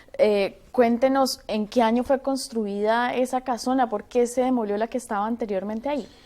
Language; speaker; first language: Spanish; native; Spanish